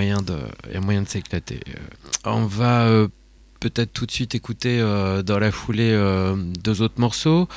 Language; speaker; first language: French; native; French